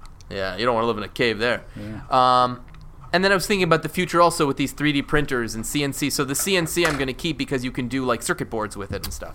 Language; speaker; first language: English; native; English